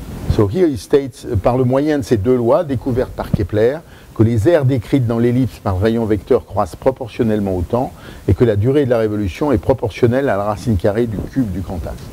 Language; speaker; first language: French; native; French